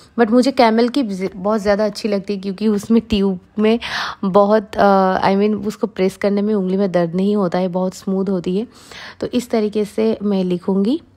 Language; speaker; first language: Hindi; non-native, local second language; Bangla